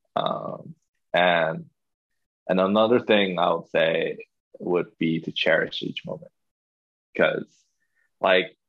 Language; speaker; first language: English; non-native, local second language; Chinese